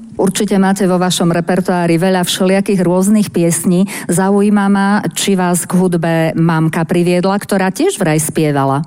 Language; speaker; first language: Slovak; native; Slovak